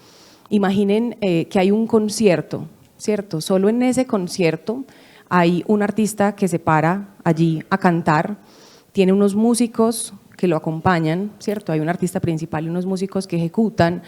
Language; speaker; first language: Spanish; native; Spanish